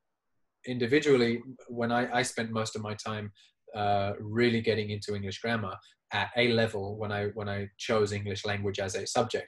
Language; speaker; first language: English; native; English